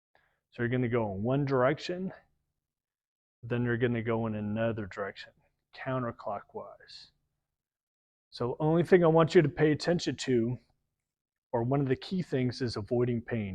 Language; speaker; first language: English; native; English